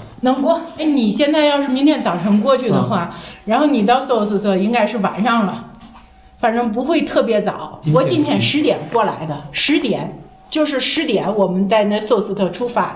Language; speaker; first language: Chinese; native; Chinese